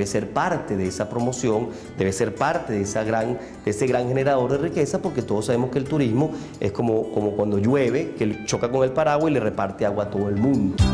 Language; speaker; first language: Spanish; native; Spanish